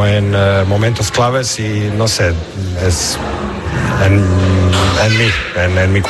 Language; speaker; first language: Spanish; non-native, fluent; English